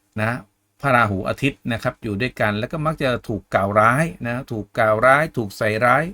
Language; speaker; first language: Thai; native; Thai